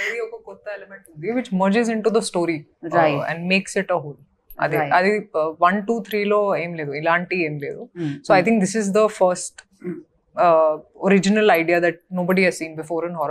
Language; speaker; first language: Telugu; non-native, fluent; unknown